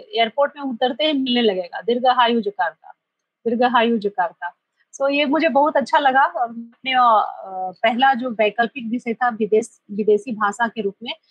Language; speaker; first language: Hindi; native; Hindi